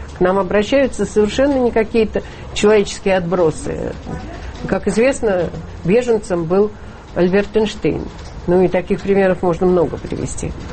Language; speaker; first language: Russian; native; Russian